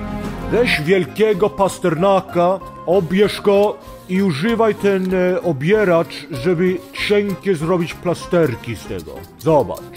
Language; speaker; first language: Polish; early bilingual, heritage; Polish